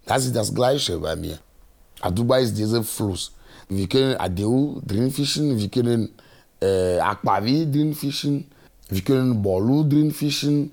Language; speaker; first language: German; non-native, fluent; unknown